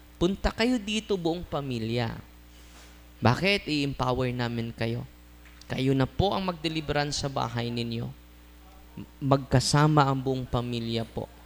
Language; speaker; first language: Filipino; non-native, local second language; Cebuano